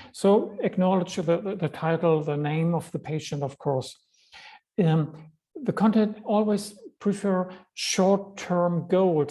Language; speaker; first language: English; non-native, fluent; German